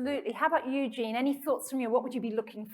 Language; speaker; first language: English; native; English